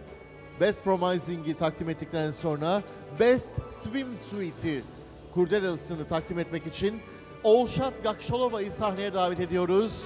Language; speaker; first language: Turkish; native; Turkish